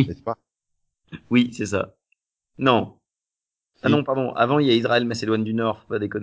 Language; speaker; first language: French; native; French